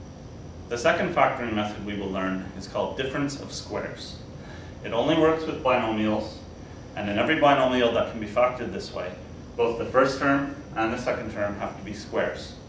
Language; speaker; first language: English; native; English